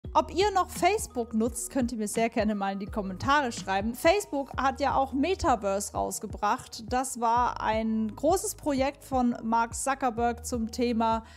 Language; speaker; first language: German; native; German